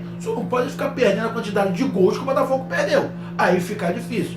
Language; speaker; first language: Portuguese; native; Portuguese